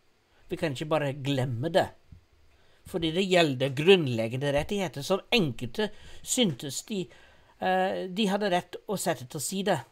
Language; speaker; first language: Norwegian; non-native, fluent; English